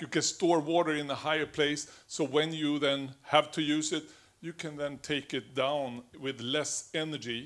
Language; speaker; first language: English; non-native, fluent; Swedish